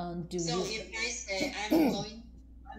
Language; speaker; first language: English; non-native, learner; Chinese